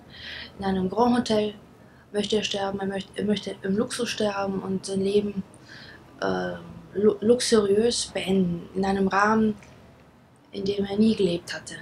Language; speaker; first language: German; non-native, fluent; Ukrainian